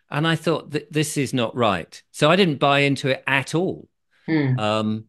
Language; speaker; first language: English; native; English